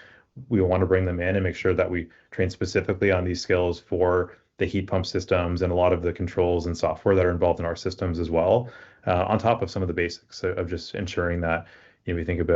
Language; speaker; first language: English; native; English